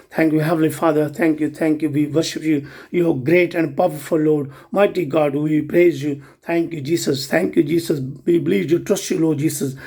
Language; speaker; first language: English; non-native, local second language; Punjabi